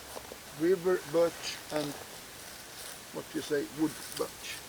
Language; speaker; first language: English; non-native, fluent; Swedish